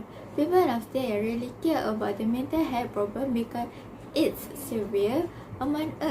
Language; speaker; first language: English; non-native, local second language; Malay